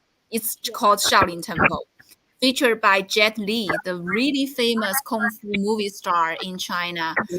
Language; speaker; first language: English; non-native, local second language; Chinese